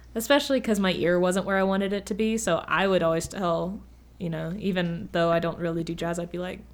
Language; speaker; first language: English; native; English